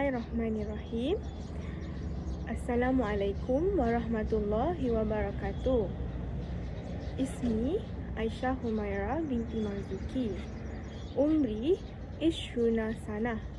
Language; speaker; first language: Arabic; non-native, learner; Malay